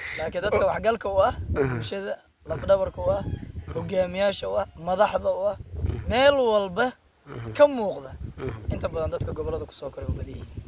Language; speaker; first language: Somali; native; Somali